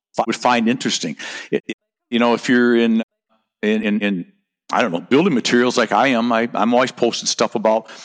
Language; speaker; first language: English; native; English